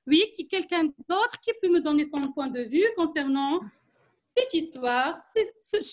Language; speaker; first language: French; non-native, local second language; Arabic